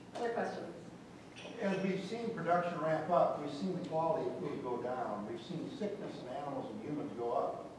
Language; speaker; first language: English; native; English